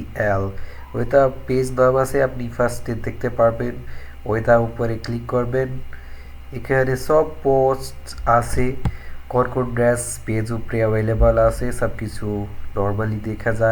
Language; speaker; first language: Bangla; non-native, fluent; Urdu